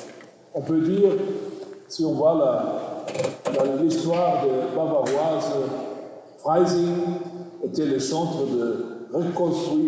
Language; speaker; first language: French; non-native, learner; German